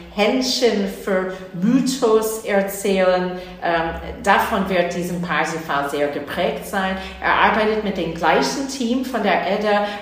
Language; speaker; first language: German; non-native, fluent; English